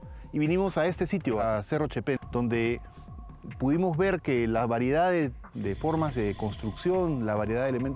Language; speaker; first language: Spanish; native; Spanish